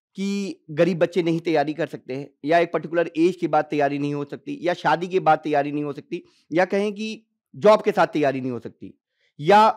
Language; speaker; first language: Hindi; native; Hindi